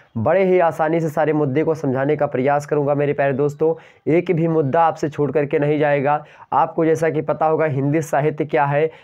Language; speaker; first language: Hindi; native; Hindi